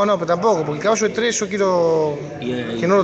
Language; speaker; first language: Spanish; native; Spanish